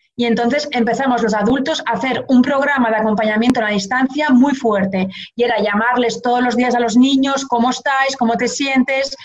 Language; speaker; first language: Spanish; early bilingual, heritage; Portuguese